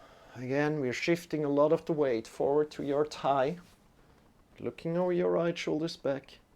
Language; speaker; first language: English; non-native, fluent; German